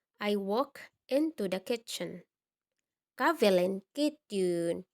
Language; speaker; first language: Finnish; non-native, learner; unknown